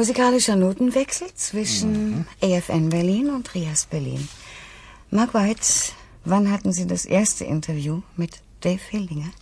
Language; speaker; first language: German; native; German